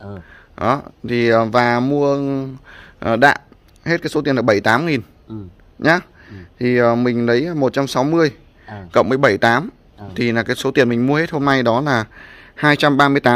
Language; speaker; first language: Vietnamese; native; Vietnamese